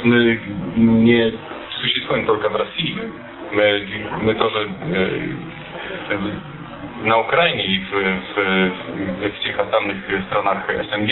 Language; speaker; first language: Russian; non-native, fluent; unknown